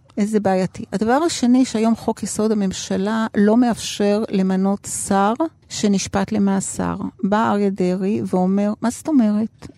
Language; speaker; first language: Hebrew; early bilingual, other home language; Spanish